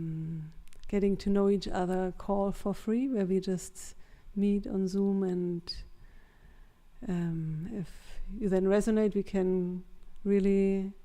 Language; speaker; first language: English; non-native, fluent; German